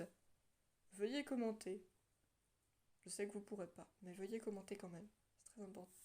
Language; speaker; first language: French; native; French